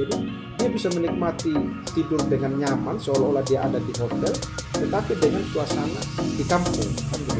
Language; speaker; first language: Indonesian; non-native, local second language; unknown